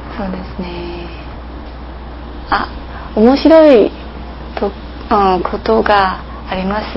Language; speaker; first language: Japanese; non-native, learner; English